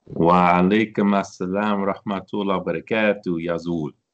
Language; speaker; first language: Arabic; non-native, learner; English